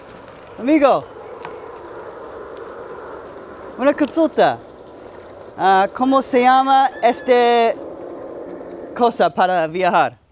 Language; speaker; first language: Spanish; non-native, learner; English